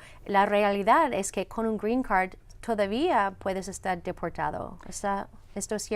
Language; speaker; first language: Spanish; non-native, fluent; English